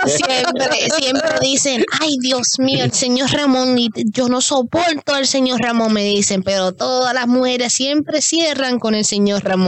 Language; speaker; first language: Spanish; early bilingual, heritage; Spanish